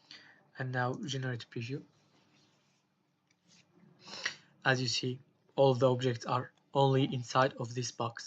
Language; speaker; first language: English; non-native, fluent; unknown